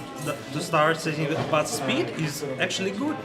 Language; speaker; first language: English; non-native, learner; Russian